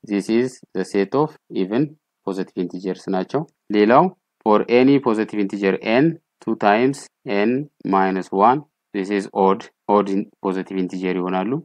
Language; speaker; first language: English; non-native, local second language; Amharic